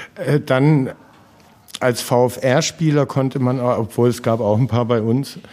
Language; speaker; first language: German; native; German